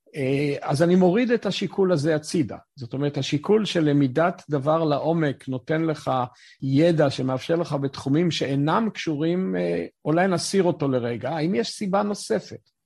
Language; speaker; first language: Hebrew; native; Hebrew